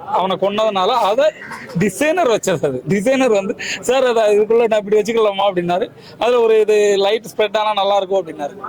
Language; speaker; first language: Tamil; non-native, local second language; Malayalam